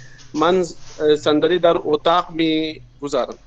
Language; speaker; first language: Persian; non-native, learner; Urdu